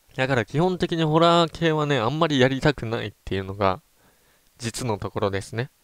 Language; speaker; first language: Japanese; native; Japanese